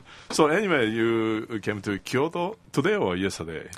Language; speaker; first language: English; non-native, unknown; Japanese